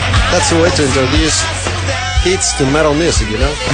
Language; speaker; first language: English; non-native, fluent; Spanish